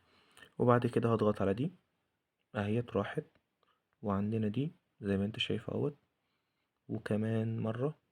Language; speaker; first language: Arabic; native; Arabic